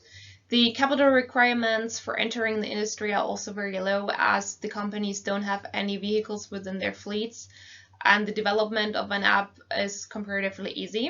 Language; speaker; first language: English; non-native, fluent; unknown